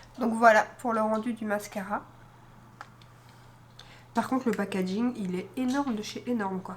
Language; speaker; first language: French; native; French